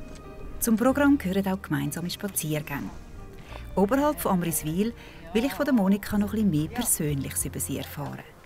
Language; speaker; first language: German; native; German